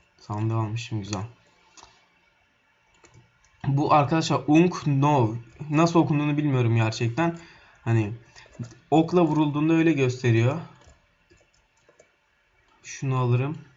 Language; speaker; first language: Turkish; native; Turkish